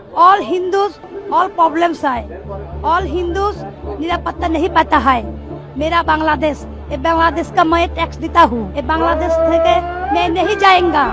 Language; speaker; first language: Hindi; non-native, learner; Bangla